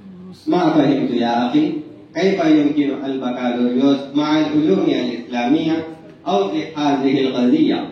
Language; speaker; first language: Arabic; non-native, learner; Urdu